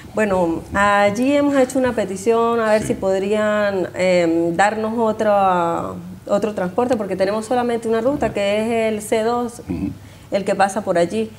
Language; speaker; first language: Spanish; native; Spanish